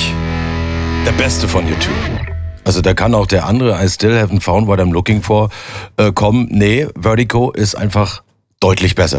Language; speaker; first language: German; native; German